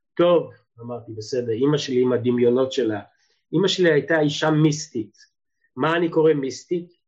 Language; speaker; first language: Hebrew; early bilingual, other home language; Serbian